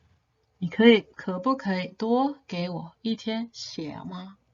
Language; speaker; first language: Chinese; non-native, fluent; English